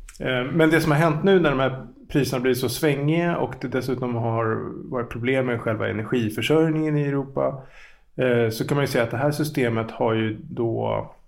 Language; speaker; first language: Swedish; native; Swedish